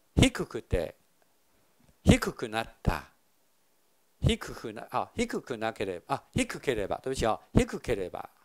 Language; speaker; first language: Japanese; non-native, fluent; Chinese